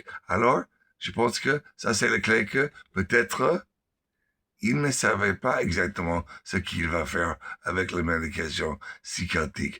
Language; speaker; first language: French; non-native, learner; English